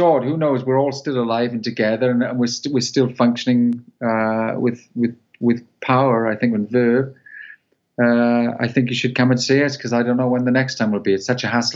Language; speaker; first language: English; native; English